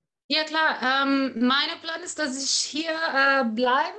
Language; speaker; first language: German; non-native, learner; Portuguese